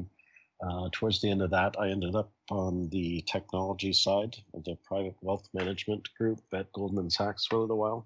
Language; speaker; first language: English; native; English